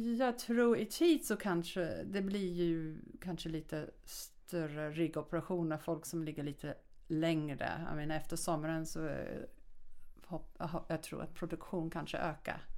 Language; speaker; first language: Swedish; non-native, fluent; English